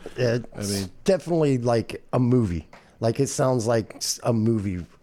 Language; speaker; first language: English; native; English